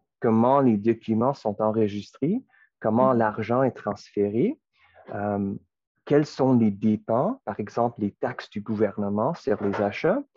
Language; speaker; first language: French; non-native, local second language; English